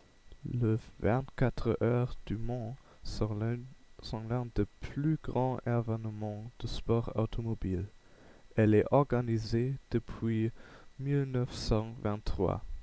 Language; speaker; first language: French; non-native, learner; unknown